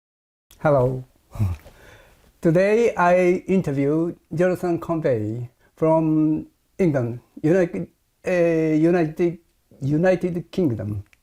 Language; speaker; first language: English; non-native, learner; Japanese